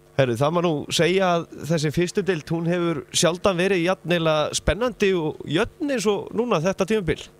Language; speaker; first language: Icelandic; native; Icelandic